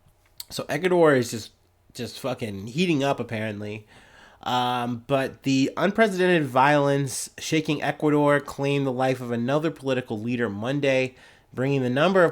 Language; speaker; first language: English; native; English